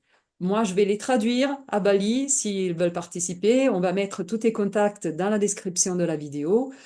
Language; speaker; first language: French; non-native, fluent; Italian